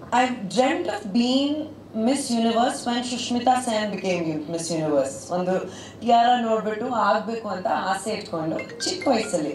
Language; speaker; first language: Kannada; non-native, local second language; Punjabi